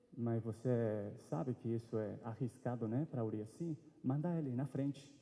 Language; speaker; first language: Portuguese; non-native, fluent; Spanish